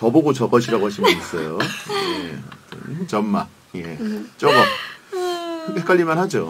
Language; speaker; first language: Korean; native; Korean